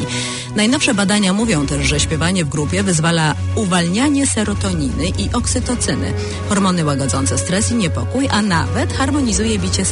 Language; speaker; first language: Polish; native; Polish